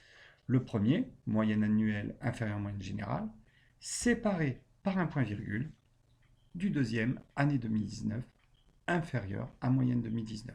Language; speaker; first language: French; native; French